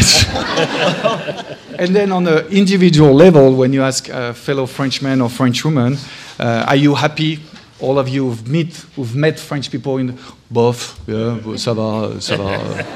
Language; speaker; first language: English; non-native, fluent; French